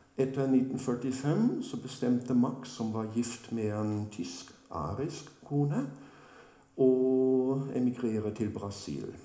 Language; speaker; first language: Norwegian; non-native, fluent; German